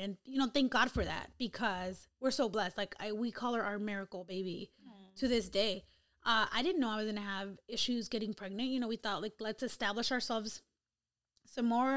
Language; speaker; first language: English; early bilingual, other home language; Spanish